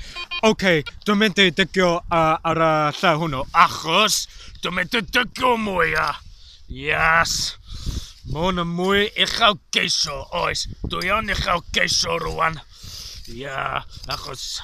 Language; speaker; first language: Welsh; non-native, learner; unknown